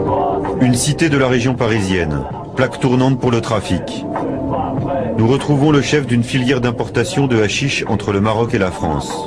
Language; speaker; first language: French; native; French